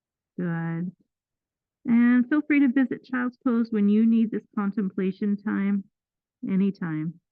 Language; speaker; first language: English; native; English